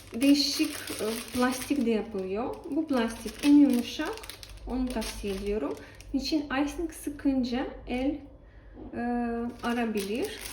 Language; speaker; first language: Turkish; non-native, learner; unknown